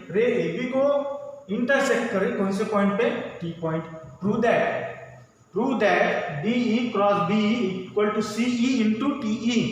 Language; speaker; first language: Hindi; non-native, local second language; Marathi